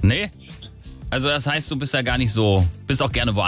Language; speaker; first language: German; native; German